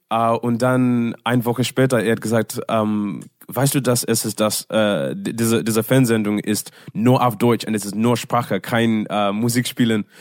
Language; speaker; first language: German; non-native, learner; English